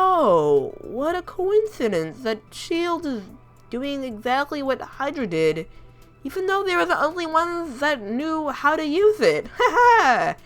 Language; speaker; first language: English; native; English